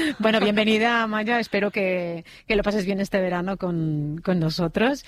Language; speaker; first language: Spanish; native; Spanish